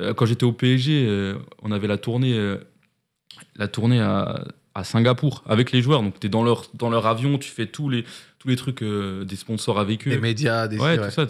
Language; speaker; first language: French; native; French